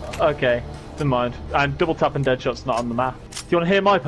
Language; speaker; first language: English; native; English